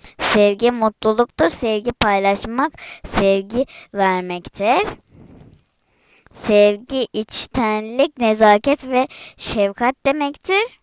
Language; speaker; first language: Turkish; native; Turkish